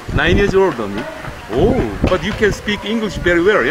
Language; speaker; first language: English; non-native, learner; Korean